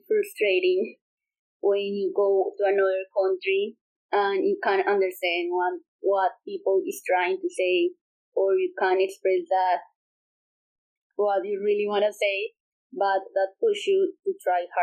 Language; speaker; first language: English; non-native, fluent; Spanish